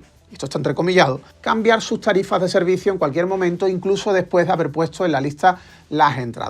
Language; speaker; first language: Spanish; native; Spanish